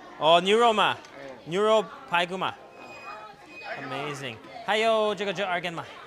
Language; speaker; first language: Chinese; non-native, learner; English